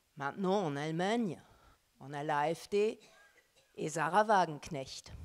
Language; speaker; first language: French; non-native, fluent; German